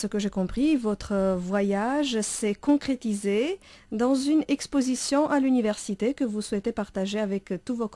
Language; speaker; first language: French; non-native, fluent; Romanian